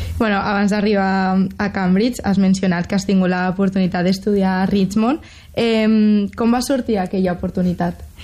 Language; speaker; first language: Catalan; native; Catalan